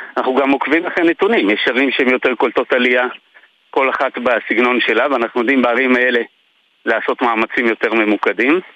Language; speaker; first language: Hebrew; early bilingual, other home language; French